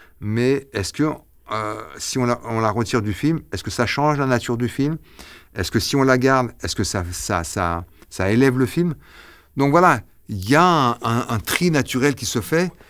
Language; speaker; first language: French; early bilingual, other home language; Arabic